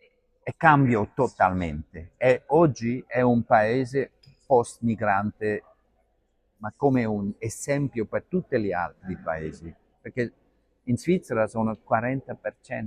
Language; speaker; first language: Italian; non-native, learner; Arabic